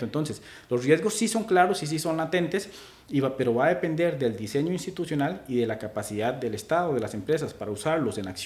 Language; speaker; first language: Spanish; native; Spanish